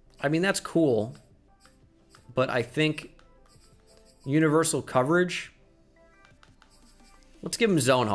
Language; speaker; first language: English; native; English